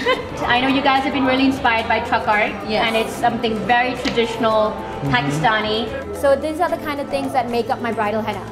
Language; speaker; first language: English; non-native, local second language; Urdu